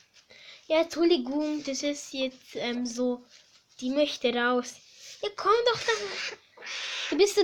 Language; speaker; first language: German; early bilingual, other home language; Hungarian